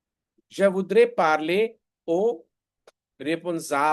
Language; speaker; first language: French; non-native, fluent; Hindi